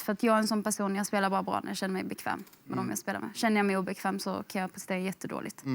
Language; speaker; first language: Swedish; native; Swedish